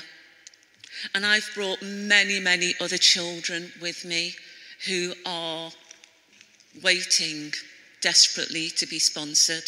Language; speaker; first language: English; native; English